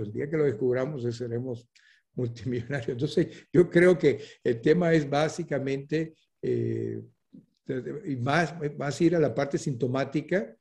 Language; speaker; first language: Spanish; native; Spanish